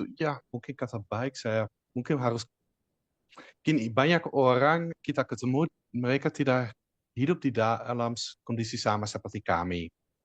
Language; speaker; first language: Indonesian; non-native, fluent; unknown